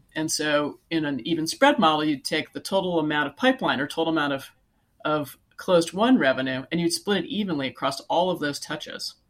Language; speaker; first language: English; native; English